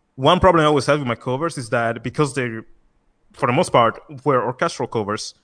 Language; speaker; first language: English; non-native, fluent; Italian